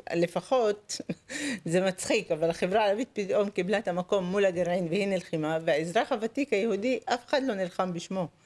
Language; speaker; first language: Hebrew; native; Hebrew